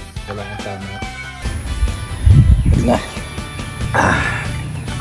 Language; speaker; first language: Filipino; native; Filipino